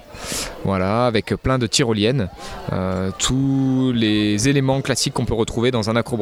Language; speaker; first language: French; native; French